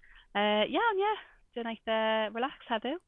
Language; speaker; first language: Welsh; non-native, local second language; English